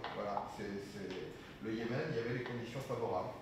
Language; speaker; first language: French; native; French